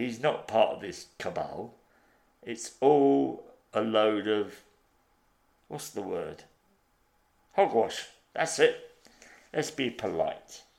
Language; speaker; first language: English; native; English